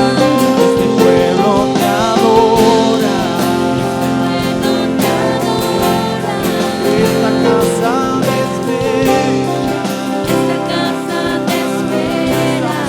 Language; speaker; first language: Spanish; native; Spanish